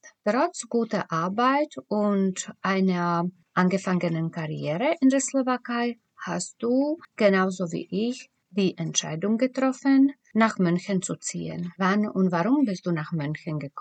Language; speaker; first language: German; non-native, fluent; Slovak